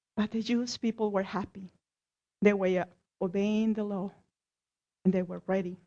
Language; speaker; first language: English; non-native, fluent; Spanish